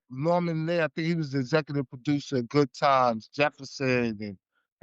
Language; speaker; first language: English; native; English